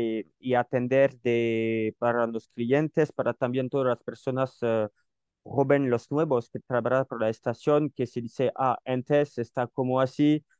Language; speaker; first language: Spanish; non-native, learner; French